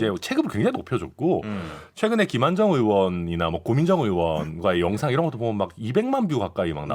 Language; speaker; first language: Korean; native; Korean